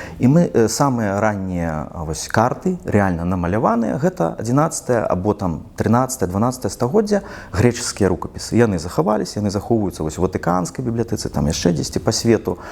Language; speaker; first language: Belarusian; non-native, local second language; Russian